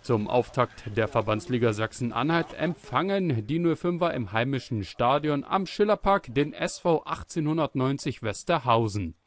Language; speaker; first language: German; native; German